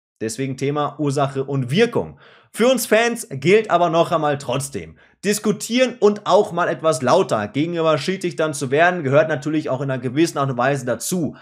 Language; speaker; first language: German; native; German